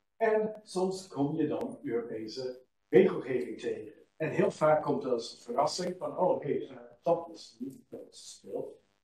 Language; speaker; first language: Dutch; non-native, fluent; English